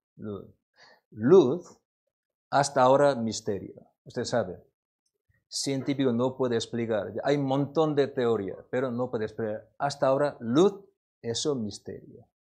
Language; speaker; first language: Spanish; non-native, learner; Korean